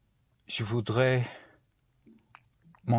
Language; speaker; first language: French; non-native, learner; English